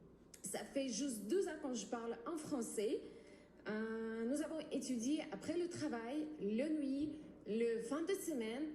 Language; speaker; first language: French; non-native, learner; Ukrainian